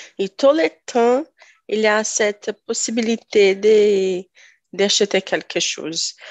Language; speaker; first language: French; non-native, learner; Portuguese